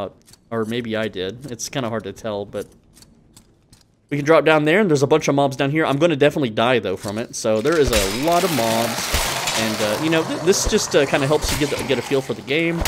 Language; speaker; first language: English; native; English